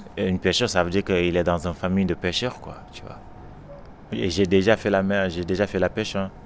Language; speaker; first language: French; non-native, local second language; Wolof